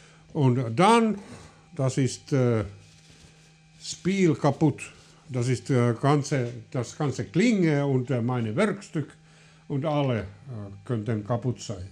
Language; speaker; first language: German; non-native, learner; Finnish